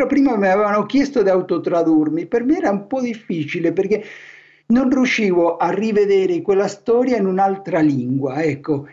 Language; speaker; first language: Italian; non-native, fluent; Spanish